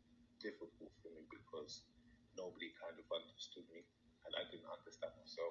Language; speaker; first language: English; native; English